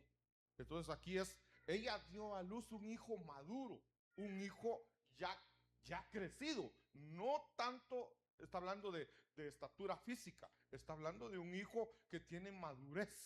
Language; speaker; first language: Spanish; native; Spanish